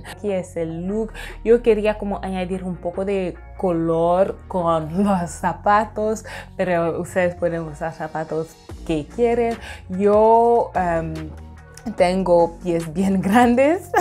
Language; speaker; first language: Spanish; non-native, fluent; English